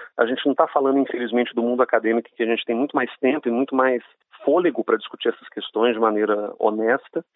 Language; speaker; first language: Portuguese; non-native, fluent; Hebrew